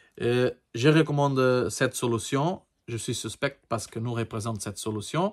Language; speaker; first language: French; non-native, learner; Portuguese